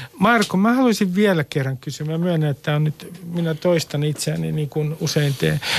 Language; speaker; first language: Finnish; native; Finnish